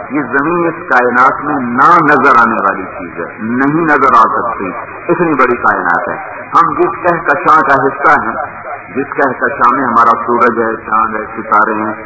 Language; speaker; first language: Urdu; non-native, local second language; Punjabi